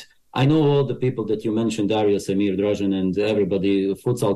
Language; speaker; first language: English; non-native, fluent; Bosnian